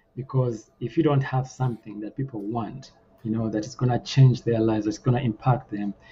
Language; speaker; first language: English; non-native, local second language; Ganda